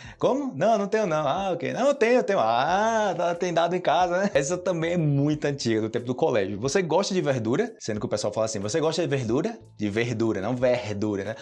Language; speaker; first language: Portuguese; native; Portuguese